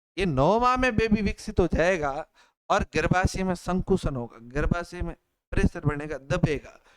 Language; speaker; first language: Hindi; native; Hindi